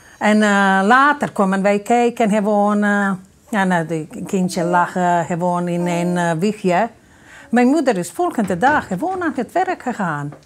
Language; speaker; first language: Dutch; non-native, fluent; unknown